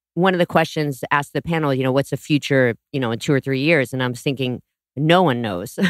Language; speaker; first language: English; native; English